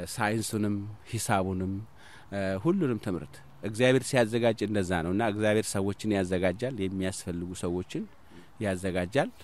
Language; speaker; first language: Amharic; non-native, local second language; Somali